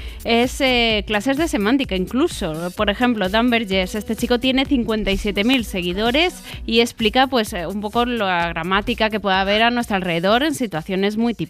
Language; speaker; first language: Spanish; native; Spanish